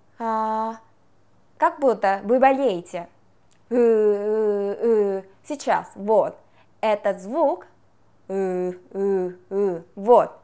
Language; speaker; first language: Russian; non-native, fluent; Korean